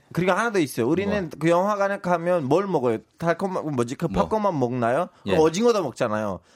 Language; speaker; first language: Korean; non-native, fluent; Turkish